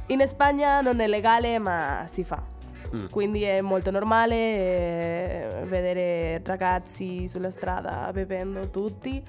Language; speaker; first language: Italian; non-native, fluent; Spanish